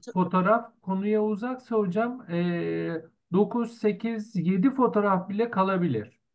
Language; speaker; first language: Turkish; native; Turkish